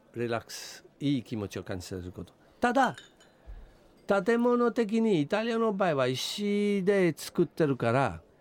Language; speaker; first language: Japanese; non-native, fluent; Italian